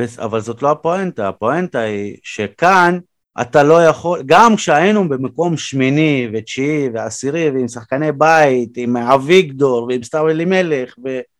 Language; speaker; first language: Hebrew; native; Hebrew